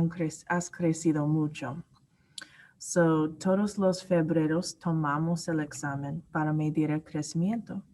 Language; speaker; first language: Spanish; non-native, learner; English